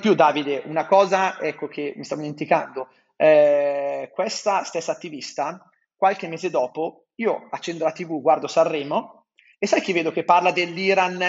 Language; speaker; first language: Italian; native; Italian